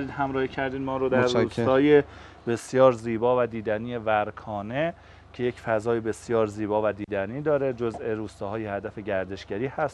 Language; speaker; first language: Persian; native; Persian